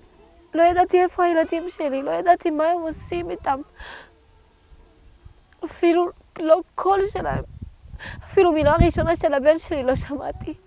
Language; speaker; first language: Hebrew; early bilingual, other home language; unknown